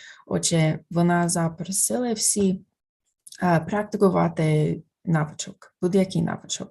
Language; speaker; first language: Ukrainian; non-native, fluent; English